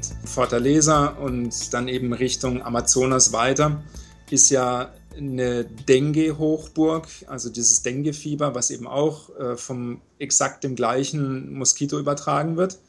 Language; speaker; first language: German; native; German